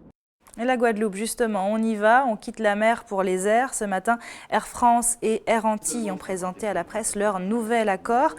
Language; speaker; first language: French; native; French